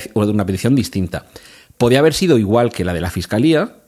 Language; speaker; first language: Spanish; native; Spanish